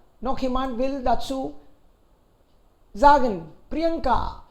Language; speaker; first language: German; non-native, fluent; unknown